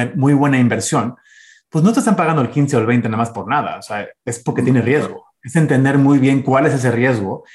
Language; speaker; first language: Spanish; early bilingual, heritage; Spanish